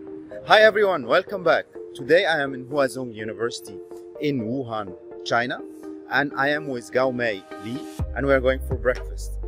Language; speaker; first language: English; non-native, learner; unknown